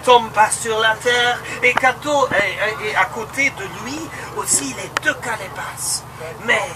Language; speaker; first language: French; non-native, local second language; Luxembourgish